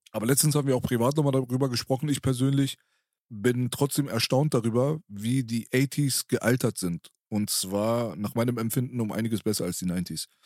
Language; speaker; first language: German; early bilingual, other home language; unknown